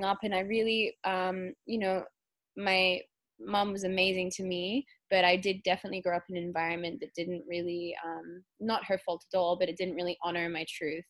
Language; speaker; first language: English; native; English